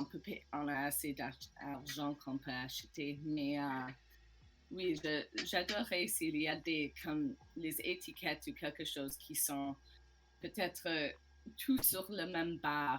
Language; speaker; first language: French; non-native, learner; English